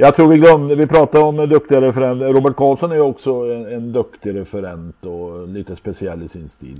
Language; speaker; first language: Swedish; native; Swedish